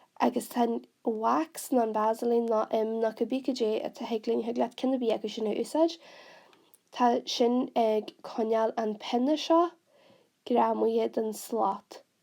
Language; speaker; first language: Irish; non-native, local second language; English